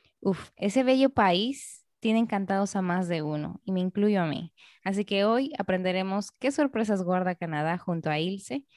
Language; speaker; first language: Spanish; native; Spanish